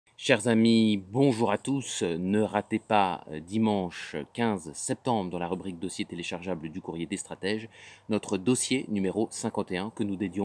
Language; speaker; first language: French; native; French